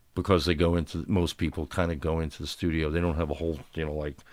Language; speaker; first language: English; native; English